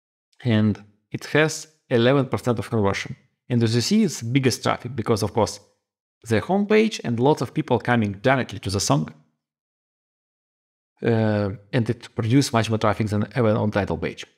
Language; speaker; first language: English; non-native, fluent; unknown